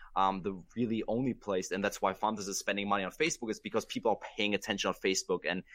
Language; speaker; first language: English; non-native, fluent; German